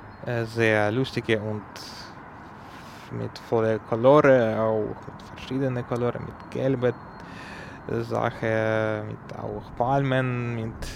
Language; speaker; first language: German; non-native, learner; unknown